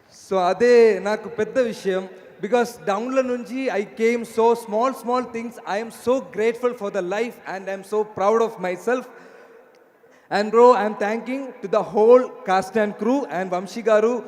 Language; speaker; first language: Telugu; non-native, learner; Malayalam